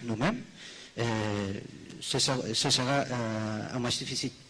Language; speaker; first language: French; non-native, fluent; Turkish